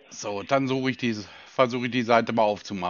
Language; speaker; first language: German; native; German